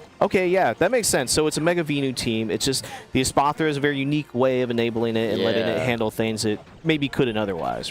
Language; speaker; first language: English; native; English